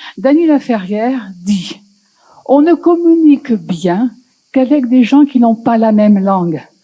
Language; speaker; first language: French; native; French